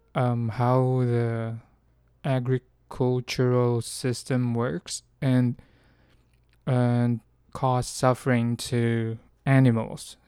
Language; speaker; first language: English; non-native, local second language; Filipino